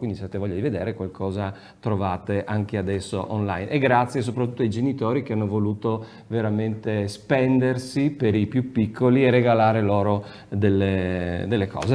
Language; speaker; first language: Italian; native; Italian